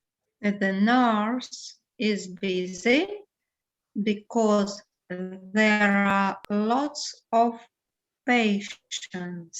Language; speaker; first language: English; non-native, learner; Russian